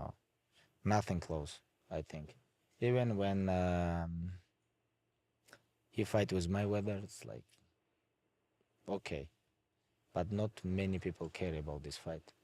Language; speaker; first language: English; non-native, fluent; Avaric